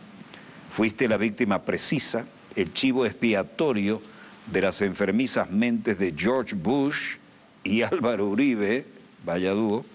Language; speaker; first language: Spanish; native; Spanish